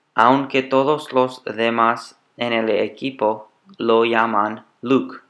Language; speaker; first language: Spanish; non-native, learner; English